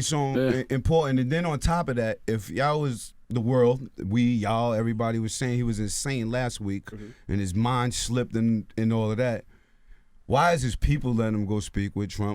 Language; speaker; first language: English; native; English